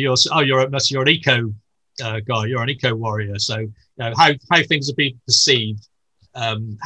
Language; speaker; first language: English; native; English